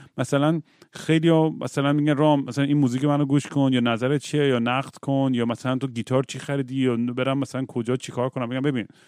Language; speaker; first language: Persian; native; Persian